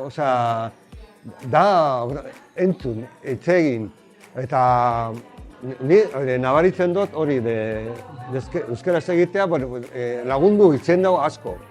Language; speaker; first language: Basque; non-native, local second language; Spanish